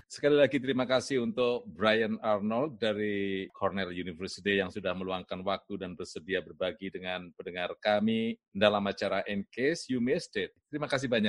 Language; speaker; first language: Indonesian; native; Indonesian